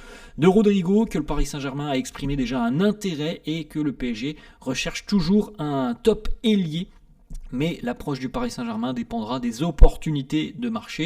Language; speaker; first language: French; native; French